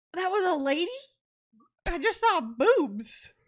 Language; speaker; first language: English; native; English